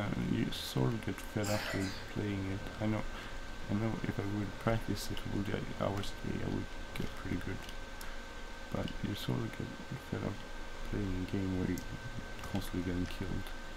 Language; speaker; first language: English; non-native, fluent; Swedish